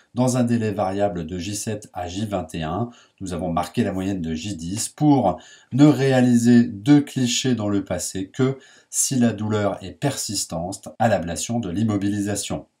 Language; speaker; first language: French; native; French